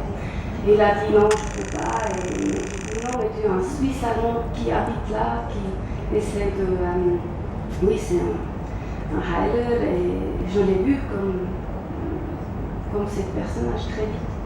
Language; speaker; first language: French; non-native, local second language; German